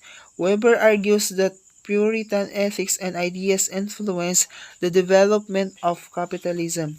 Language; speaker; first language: English; non-native, local second language; Filipino